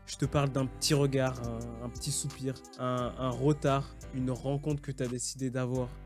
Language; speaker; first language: French; native; French